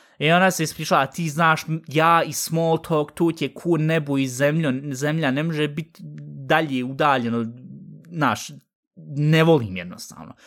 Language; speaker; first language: Bosnian; early bilingual, heritage; Bosnian